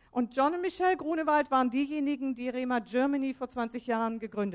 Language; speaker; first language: German; native; German